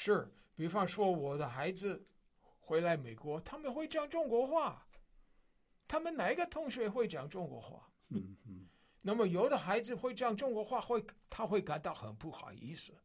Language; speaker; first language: Chinese; non-native, fluent; English